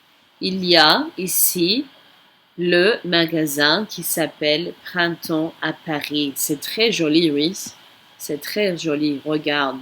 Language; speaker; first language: French; non-native, fluent; English